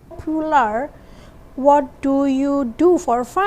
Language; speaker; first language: English; non-native, learner; Indonesian